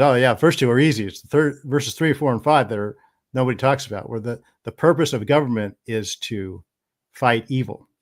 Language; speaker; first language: English; native; English